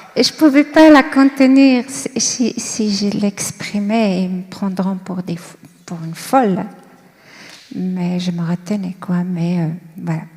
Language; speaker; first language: French; non-native, local second language; Kabyle